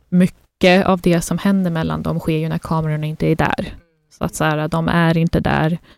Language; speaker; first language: Swedish; early bilingual, other home language; Persian